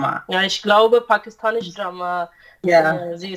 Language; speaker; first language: German; non-native, learner; Urdu